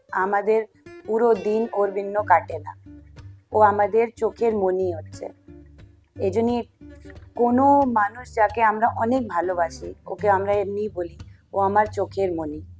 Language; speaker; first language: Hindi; non-native, local second language; Bangla